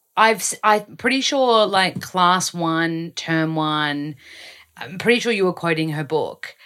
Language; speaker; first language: English; native; English